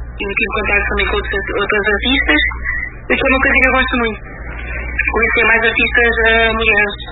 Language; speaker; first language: Portuguese; early bilingual, heritage; Portuguese